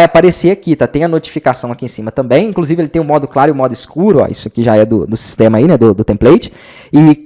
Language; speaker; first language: Portuguese; native; Portuguese